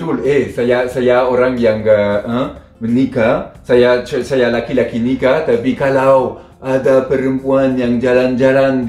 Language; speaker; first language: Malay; non-native, learner; French